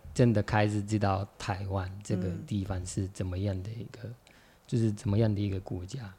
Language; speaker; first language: Chinese; non-native, fluent; Arabic